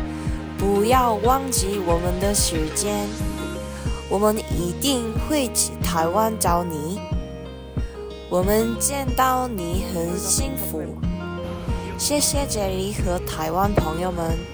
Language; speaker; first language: Chinese; non-native, learner; Korean